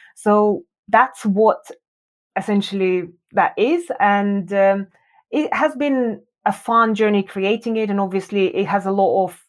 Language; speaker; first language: English; non-native, fluent; Russian